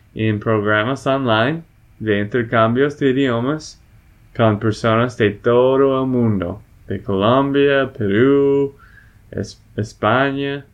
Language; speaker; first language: Spanish; non-native, fluent; English